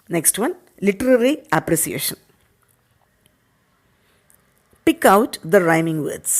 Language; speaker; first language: English; non-native, local second language; Tamil